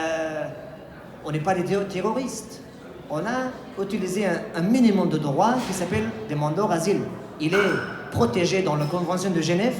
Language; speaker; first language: French; non-native, fluent; Persian